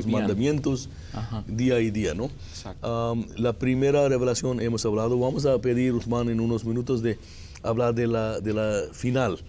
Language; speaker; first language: Spanish; non-native, fluent; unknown